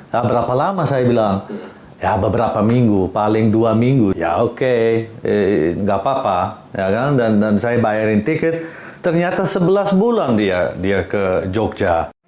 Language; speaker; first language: Indonesian; non-native, fluent; Dutch